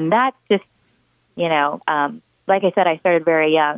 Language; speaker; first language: English; native; English